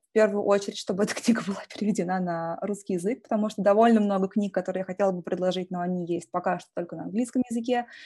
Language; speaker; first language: Russian; native; Russian